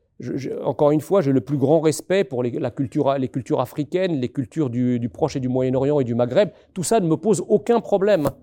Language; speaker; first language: French; early bilingual, other home language; Arabic